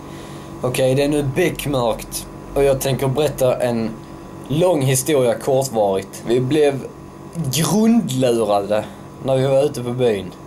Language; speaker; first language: Swedish; native; Swedish